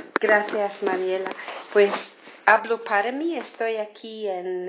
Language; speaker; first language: Spanish; non-native, fluent; English